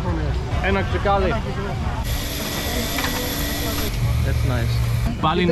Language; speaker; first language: Indonesian; non-native, learner; German